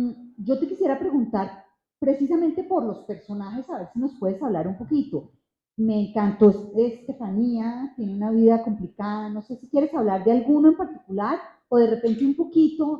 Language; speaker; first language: Spanish; native; Spanish